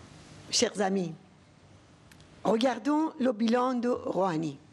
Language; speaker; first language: French; non-native, fluent; Persian